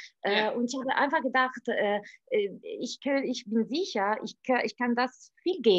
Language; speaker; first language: German; non-native, fluent; Italian